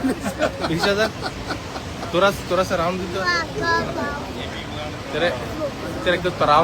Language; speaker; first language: Hindi; non-native, learner; Bangla